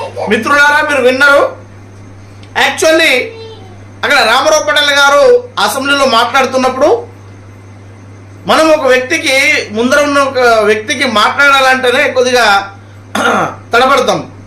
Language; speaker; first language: Telugu; non-native, local second language; Marathi